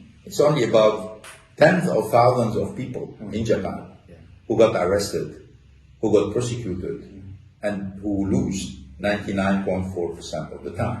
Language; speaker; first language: English; non-native, fluent; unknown